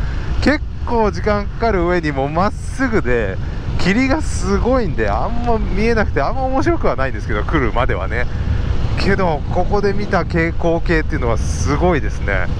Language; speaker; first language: Japanese; native; Japanese